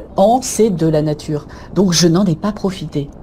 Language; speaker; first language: French; native; French